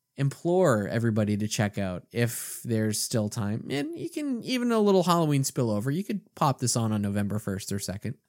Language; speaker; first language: English; native; English